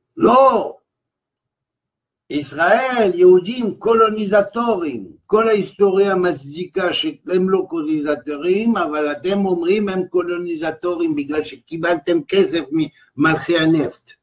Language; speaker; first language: Hebrew; non-native, fluent; French